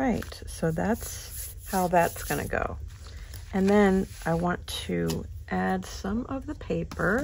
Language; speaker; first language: English; native; English